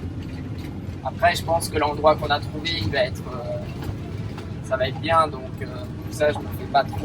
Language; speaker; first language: French; native; French